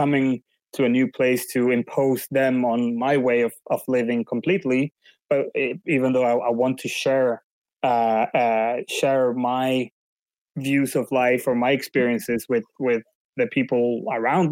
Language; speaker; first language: English; non-native, fluent; Swedish